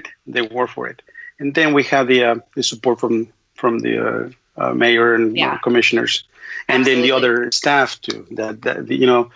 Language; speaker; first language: English; non-native, fluent; Spanish